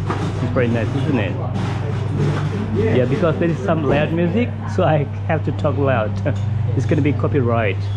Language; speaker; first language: English; non-native, learner; Indonesian